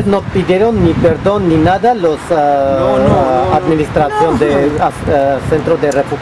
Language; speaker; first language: Spanish; non-native, learner; Russian